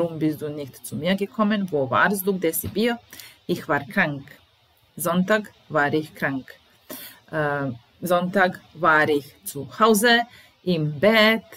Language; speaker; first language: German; non-native, fluent; Serbian